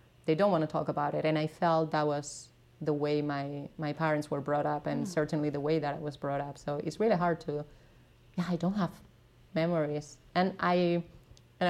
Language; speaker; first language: English; non-native, fluent; Spanish